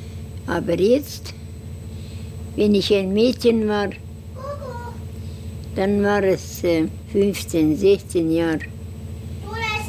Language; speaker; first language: German; non-native, learner; Estonian